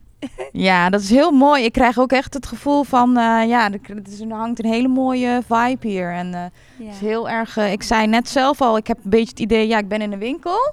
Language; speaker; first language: Dutch; native; Dutch